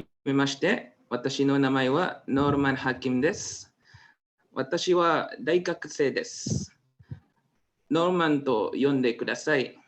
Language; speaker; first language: Japanese; non-native, learner; Malay